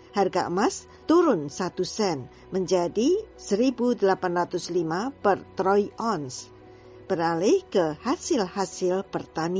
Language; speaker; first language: Indonesian; native; Indonesian